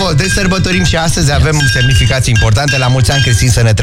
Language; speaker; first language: Romanian; native; Romanian